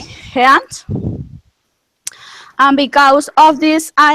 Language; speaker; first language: English; non-native, learner; Spanish